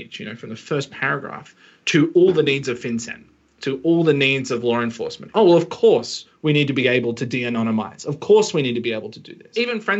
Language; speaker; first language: English; native; English